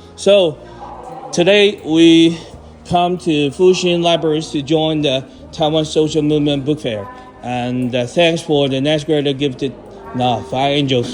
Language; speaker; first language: English; non-native, fluent; Chinese